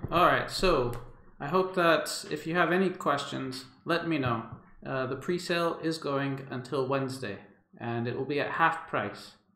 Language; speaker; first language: English; native; English